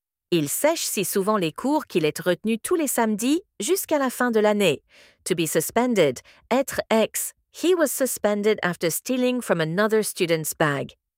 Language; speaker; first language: French; native; French